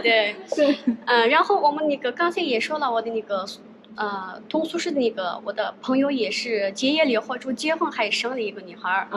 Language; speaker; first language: Chinese; non-native, local second language; Uyghur